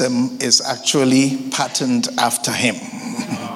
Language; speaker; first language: English; non-native, local second language; Akan